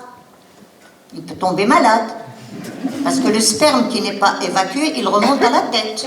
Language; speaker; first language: French; non-native, local second language; Arabic